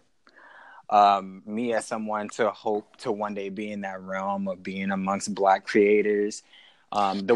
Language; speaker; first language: English; native; English